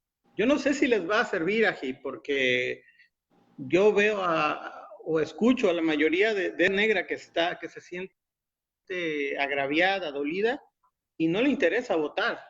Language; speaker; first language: Spanish; native; Spanish